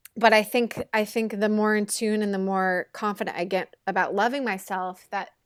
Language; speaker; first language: English; native; English